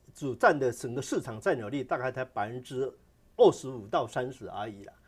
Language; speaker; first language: Chinese; native; Chinese